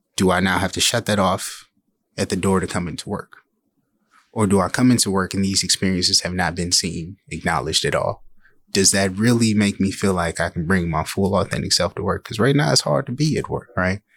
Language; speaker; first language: English; native; English